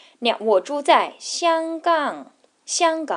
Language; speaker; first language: Chinese; non-native, fluent; English